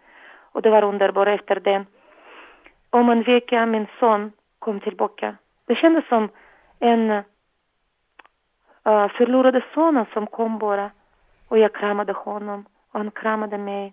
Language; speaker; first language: Swedish; non-native, fluent; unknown